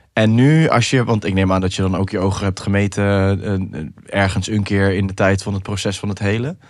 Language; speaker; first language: Dutch; early bilingual, other home language; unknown